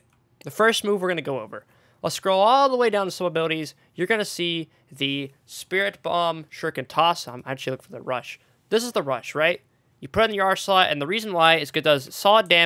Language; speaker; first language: English; native; English